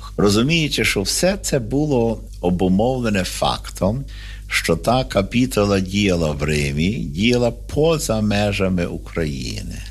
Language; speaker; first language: Ukrainian; early bilingual, heritage; Ukrainian